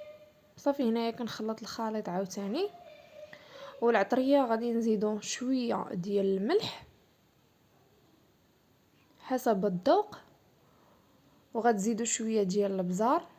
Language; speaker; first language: Arabic; native; Arabic